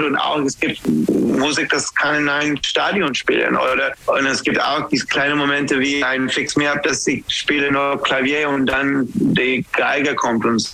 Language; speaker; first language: German; non-native, fluent; English